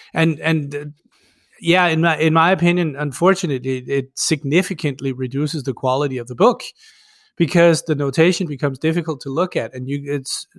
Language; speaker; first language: English; non-native, fluent; Danish